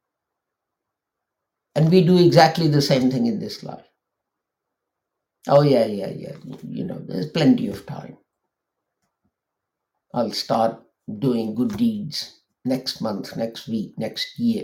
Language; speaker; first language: English; non-native, local second language; Urdu